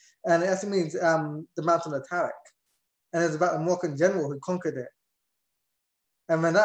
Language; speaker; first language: English; native; English